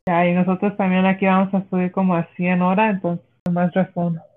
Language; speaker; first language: Spanish; early bilingual, heritage; Spanish